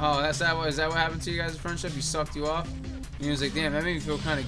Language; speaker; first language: English; native; English